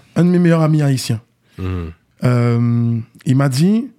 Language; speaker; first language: French; native; French